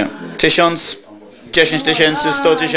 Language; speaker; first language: Polish; non-native, learner; English